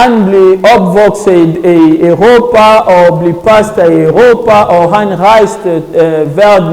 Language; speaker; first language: Danish; non-native, fluent; French